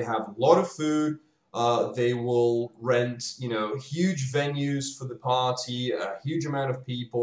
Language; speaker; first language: English; native; English